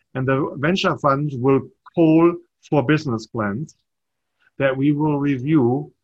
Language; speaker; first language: English; non-native, fluent; German